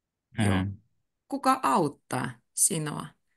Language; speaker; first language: Finnish; native; Finnish